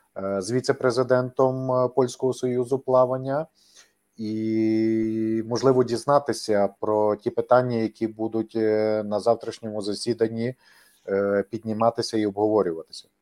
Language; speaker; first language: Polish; non-native, learner; Ukrainian